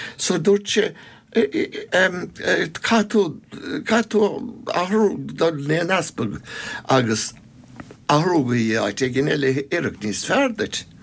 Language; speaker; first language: Irish; non-native, local second language; English